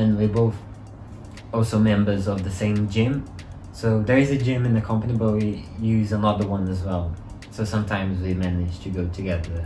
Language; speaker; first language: English; non-native, fluent; Portuguese